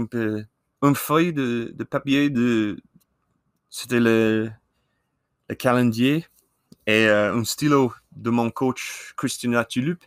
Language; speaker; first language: French; non-native, learner; English